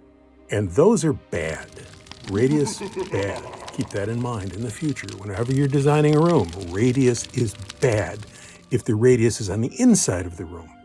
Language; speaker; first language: English; native; English